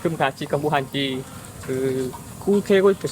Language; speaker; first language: Korean; non-native, learner; Vietnamese